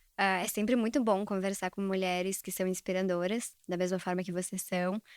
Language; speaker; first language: Portuguese; early bilingual, other home language; Spanish